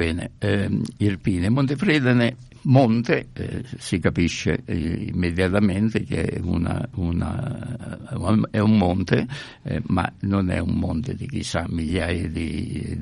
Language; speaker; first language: Italian; native; Italian